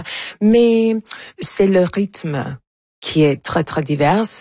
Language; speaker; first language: French; non-native, fluent; Italian